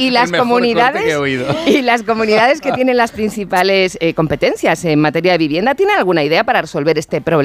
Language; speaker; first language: Spanish; native; Spanish